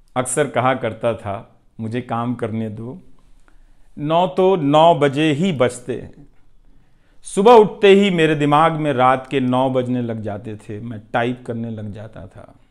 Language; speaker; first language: Hindi; non-native, local second language; Bhojpuri